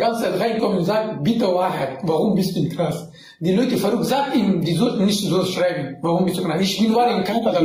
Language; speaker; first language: German; non-native, learner; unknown